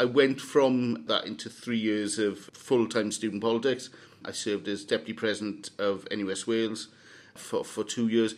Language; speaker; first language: English; native; English